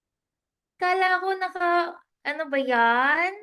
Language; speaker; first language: Filipino; native; Filipino